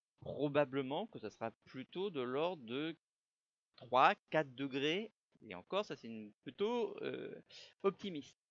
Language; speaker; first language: French; native; French